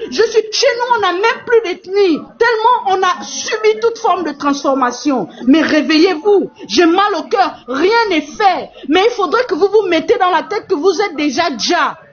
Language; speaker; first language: French; non-native, fluent; Portuguese